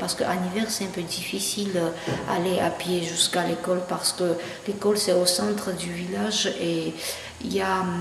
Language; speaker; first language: French; non-native, fluent; Georgian